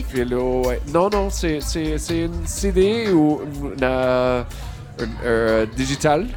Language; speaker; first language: French; non-native, learner; English